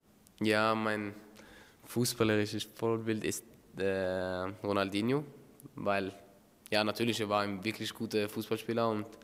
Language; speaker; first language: German; non-native, learner; Norwegian